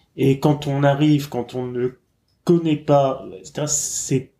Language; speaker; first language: French; native; French